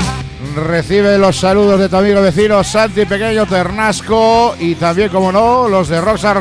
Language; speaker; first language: Spanish; native; Spanish